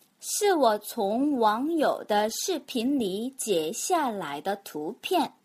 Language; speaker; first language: Chinese; non-native, fluent; Korean